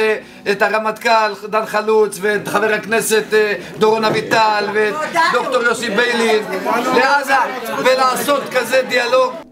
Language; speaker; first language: Hebrew; native; Hebrew